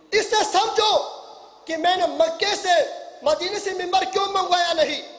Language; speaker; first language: Urdu; non-native, local second language; Punjabi